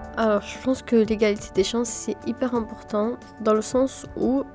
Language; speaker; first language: French; early bilingual, other home language; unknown